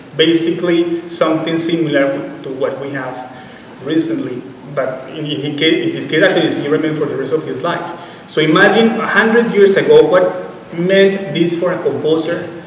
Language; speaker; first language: English; non-native, fluent; Spanish